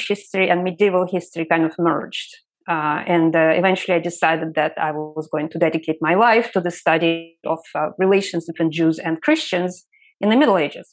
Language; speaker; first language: English; non-native, fluent; Russian